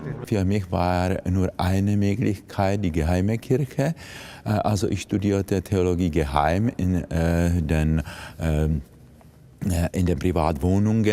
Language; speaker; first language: German; non-native, fluent; Czech